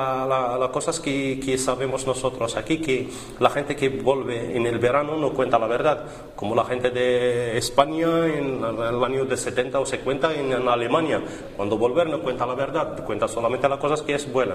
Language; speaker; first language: Spanish; non-native, learner; Arabic